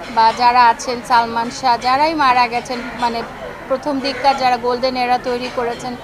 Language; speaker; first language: Bangla; native; Bangla